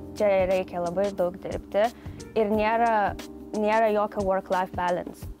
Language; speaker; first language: Lithuanian; native; Lithuanian